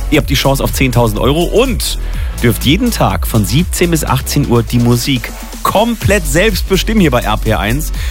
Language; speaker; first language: German; native; German